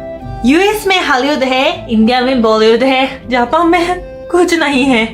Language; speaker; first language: Hindi; non-native, fluent; Japanese